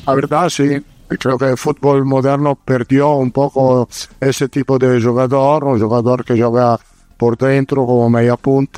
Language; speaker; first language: Portuguese; non-native, learner; Italian